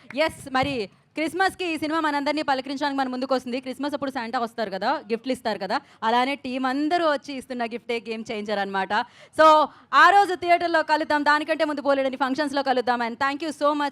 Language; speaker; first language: Telugu; native; Telugu